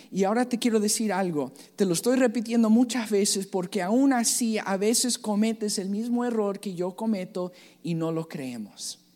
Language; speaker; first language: Spanish; native; Spanish